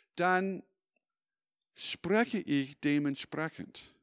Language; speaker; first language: German; non-native, fluent; English